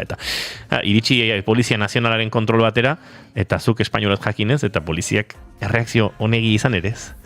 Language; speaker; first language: Basque; early bilingual, heritage; Basque